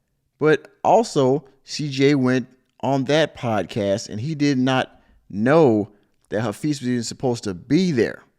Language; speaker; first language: English; native; English